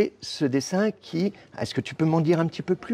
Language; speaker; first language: French; native; French